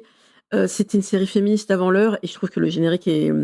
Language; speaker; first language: French; native; French